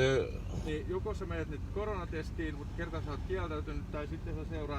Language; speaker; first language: Finnish; native; Finnish